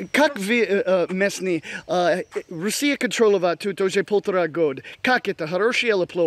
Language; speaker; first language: Russian; non-native, learner; English